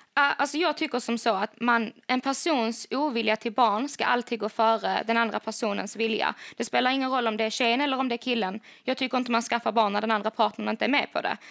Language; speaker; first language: Swedish; native; Swedish